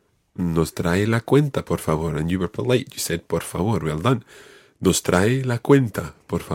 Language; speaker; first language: Spanish; non-native, fluent; English